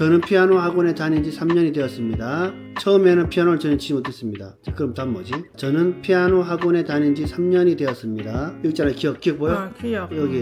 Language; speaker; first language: Korean; native; Korean